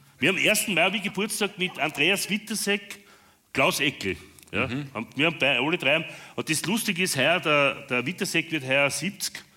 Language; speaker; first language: German; native; German